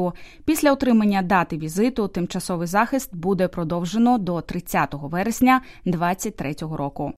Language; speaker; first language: Ukrainian; native; Ukrainian